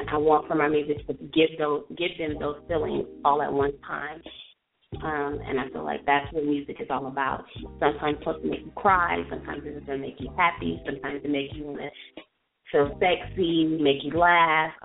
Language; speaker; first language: English; native; English